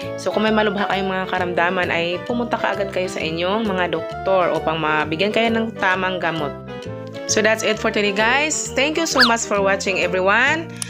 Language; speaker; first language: Filipino; non-native, local second language; Cebuano